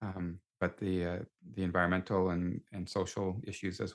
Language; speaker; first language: English; native; English